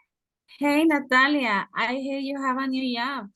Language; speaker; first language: English; non-native, learner; Spanish